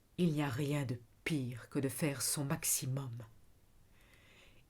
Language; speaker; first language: French; native; French